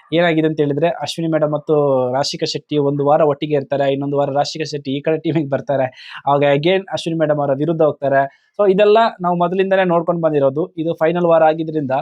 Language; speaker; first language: Kannada; non-native, local second language; Tulu